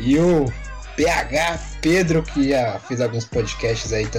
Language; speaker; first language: Portuguese; native; Portuguese